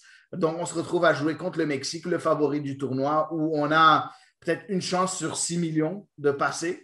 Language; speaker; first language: French; native; French